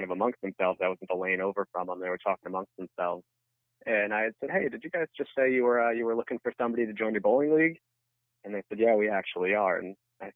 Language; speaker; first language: English; native; English